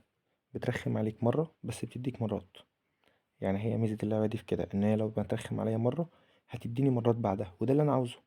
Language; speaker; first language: Arabic; native; Arabic